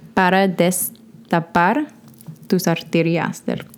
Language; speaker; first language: Spanish; non-native, learner; English